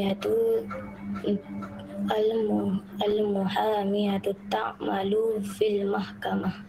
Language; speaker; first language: Arabic; non-native, learner; Malay